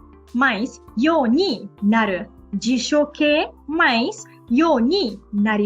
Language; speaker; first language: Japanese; non-native, fluent; Portuguese